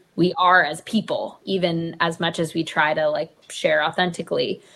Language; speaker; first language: English; native; English